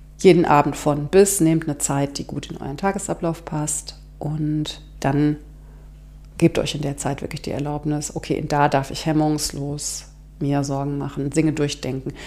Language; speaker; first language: German; native; German